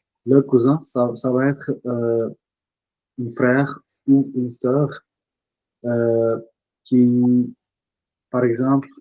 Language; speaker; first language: French; non-native, fluent; Punjabi